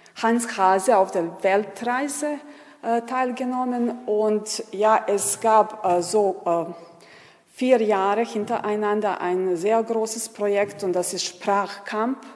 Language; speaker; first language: German; non-native, fluent; Serbian